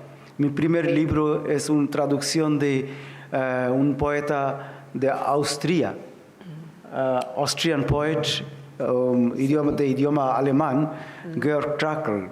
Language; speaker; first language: Spanish; non-native, fluent; Bangla